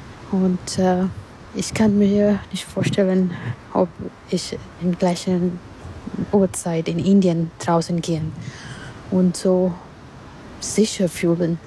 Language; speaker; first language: German; non-native, learner; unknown